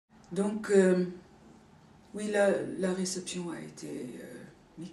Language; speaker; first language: French; non-native, fluent; Dutch